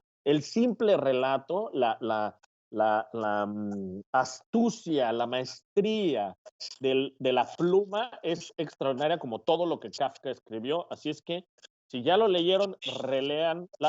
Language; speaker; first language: Spanish; native; Spanish